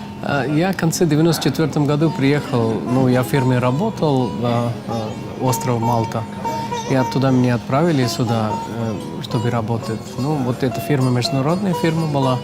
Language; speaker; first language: Russian; non-native, fluent; Tamil